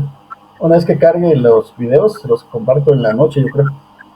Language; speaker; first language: Spanish; native; Spanish